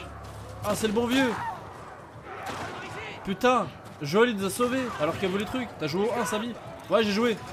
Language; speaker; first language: French; native; French